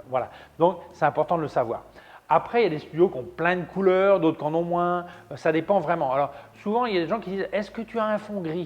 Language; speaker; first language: French; native; French